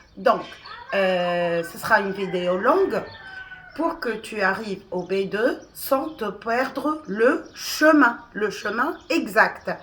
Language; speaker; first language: French; non-native, local second language; Arabic